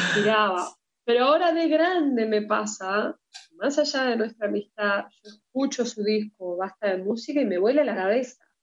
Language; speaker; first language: Spanish; early bilingual, heritage; Spanish